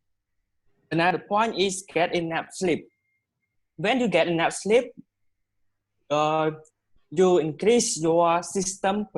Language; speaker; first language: English; non-native, learner; Khmer